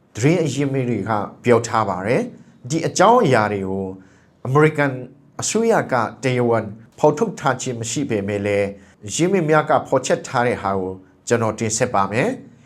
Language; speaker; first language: Burmese; non-native, local second language; Hakha Chin